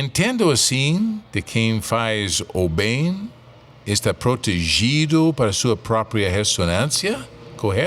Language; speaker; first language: Portuguese; non-native, fluent; English